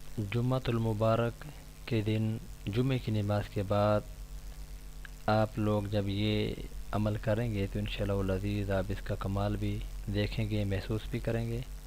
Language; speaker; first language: Urdu; native; Urdu